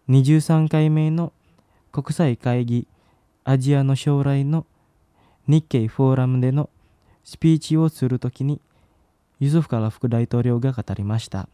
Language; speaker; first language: Japanese; non-native, fluent; Indonesian